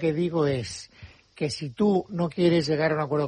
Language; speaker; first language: Spanish; native; Spanish